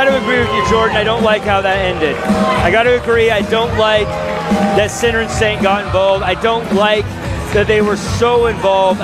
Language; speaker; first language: English; native; English